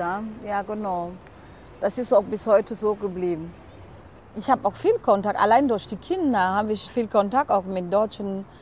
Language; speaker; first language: German; non-native, fluent; French